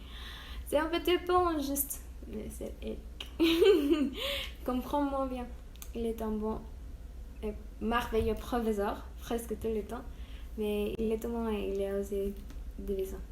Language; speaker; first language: French; non-native, learner; Spanish